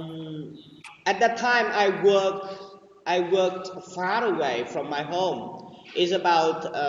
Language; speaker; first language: English; non-native, learner; Vietnamese